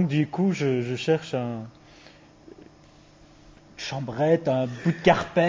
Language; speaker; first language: French; native; French